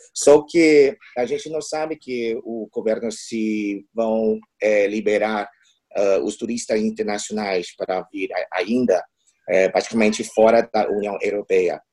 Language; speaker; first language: Portuguese; non-native, fluent; Chinese